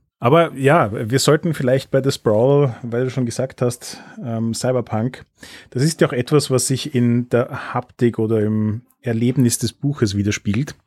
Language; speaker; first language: German; native; German